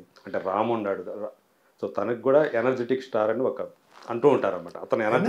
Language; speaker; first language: Telugu; native; Telugu